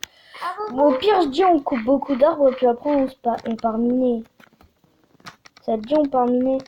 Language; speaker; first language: French; native; French